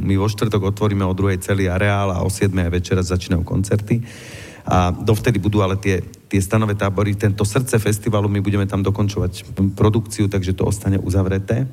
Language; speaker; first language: Slovak; native; Slovak